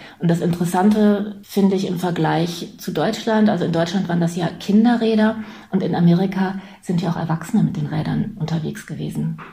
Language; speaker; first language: German; native; German